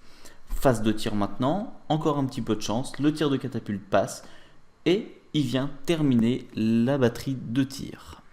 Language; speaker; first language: French; native; French